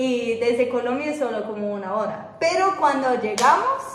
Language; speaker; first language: Spanish; non-native, fluent; English